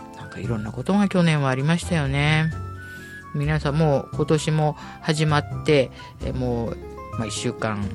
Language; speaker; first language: Japanese; native; Japanese